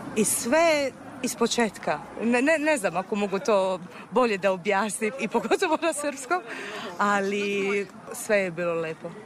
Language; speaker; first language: Serbian; non-native, fluent; Italian